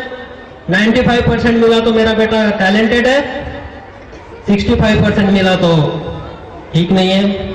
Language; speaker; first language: Hindi; non-native, local second language; Marathi